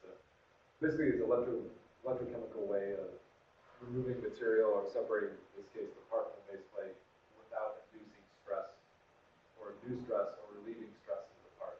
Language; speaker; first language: English; native; English